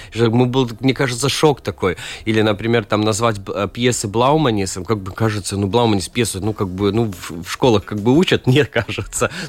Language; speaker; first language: Russian; non-native, local second language; Latvian